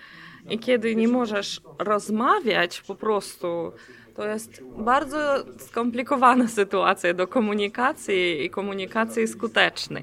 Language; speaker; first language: Polish; non-native, fluent; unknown